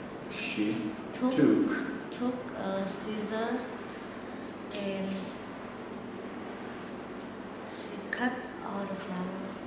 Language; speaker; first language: English; non-native, learner; Vietnamese